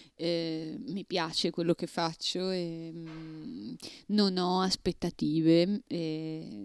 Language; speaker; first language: Italian; native; Italian